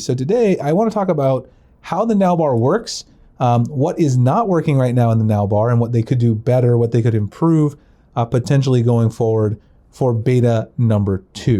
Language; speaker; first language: English; native; English